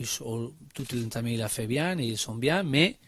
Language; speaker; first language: French; non-native, learner; Spanish